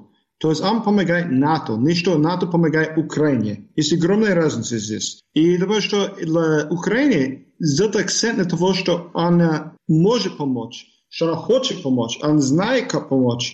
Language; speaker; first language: Russian; non-native, fluent; English